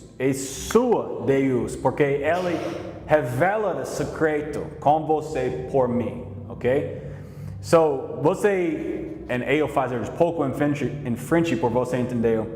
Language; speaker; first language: Portuguese; non-native, learner; English